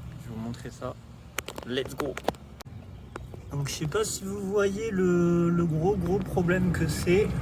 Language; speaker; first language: French; native; French